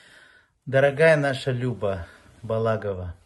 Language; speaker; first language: Russian; native; Russian